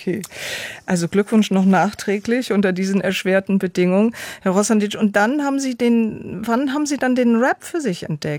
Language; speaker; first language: German; native; German